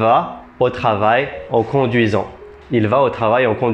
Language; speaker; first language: French; native; French